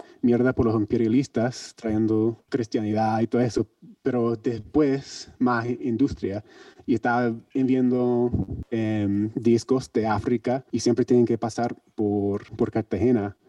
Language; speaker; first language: Spanish; non-native, learner; English